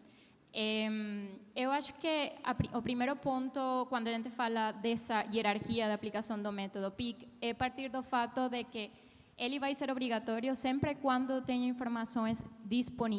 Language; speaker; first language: Portuguese; non-native, fluent; Spanish